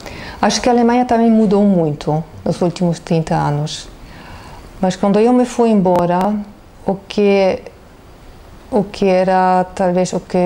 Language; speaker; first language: Portuguese; non-native, fluent; German